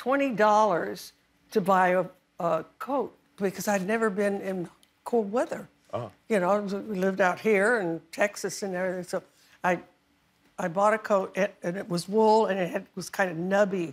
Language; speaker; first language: English; native; English